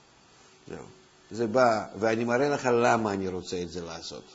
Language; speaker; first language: Hebrew; non-native, fluent; Russian